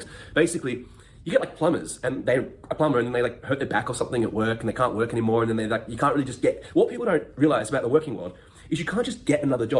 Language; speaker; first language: English; native; English